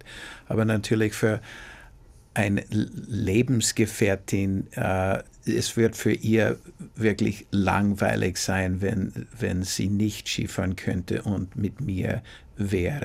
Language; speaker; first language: German; non-native, fluent; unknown